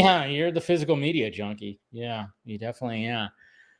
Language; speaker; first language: English; native; English